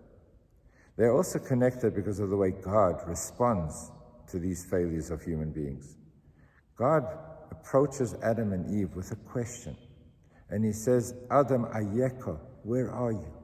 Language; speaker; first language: English; native; English